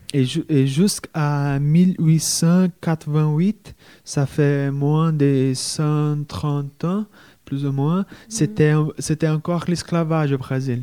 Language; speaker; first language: French; non-native, fluent; Portuguese